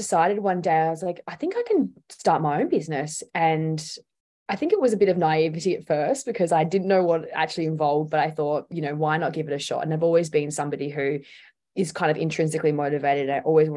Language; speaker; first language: English; native; English